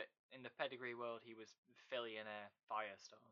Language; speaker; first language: English; native; English